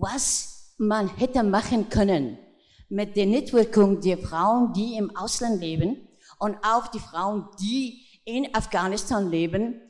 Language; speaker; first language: German; non-native, fluent; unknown